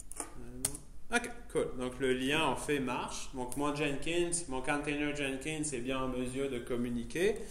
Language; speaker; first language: French; native; French